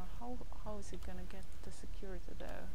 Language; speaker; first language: English; non-native, fluent; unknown